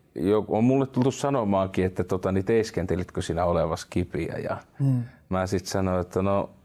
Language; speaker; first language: Finnish; native; Finnish